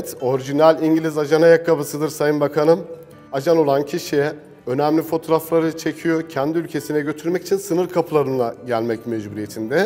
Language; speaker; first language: Turkish; native; Turkish